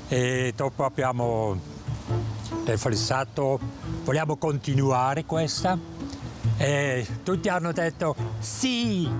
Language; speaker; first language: Italian; non-native, local second language; German